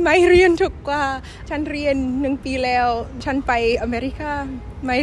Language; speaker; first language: Thai; non-native, learner; English